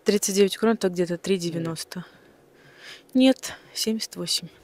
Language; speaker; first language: Russian; native; Russian